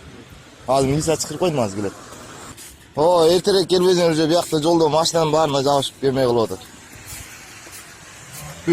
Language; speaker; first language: Kyrgyz; native; Kyrgyz